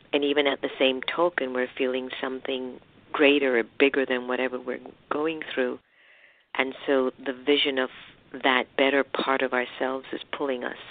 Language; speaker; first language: English; native; English